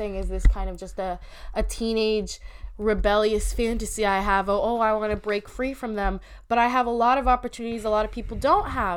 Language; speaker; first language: English; native; English